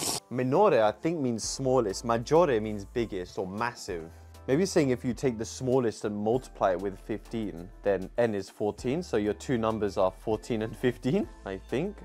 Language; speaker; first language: English; native; English